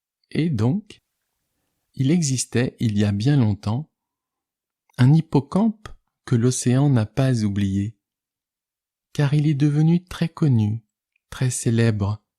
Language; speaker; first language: French; native; French